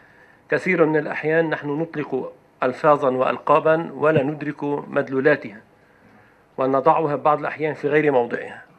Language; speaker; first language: Arabic; native; Arabic